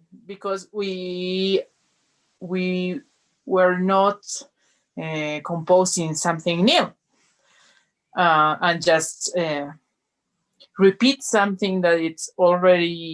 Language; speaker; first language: English; non-native, learner; Spanish